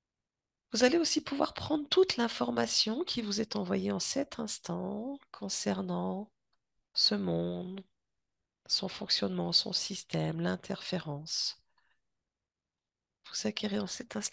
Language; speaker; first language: French; native; French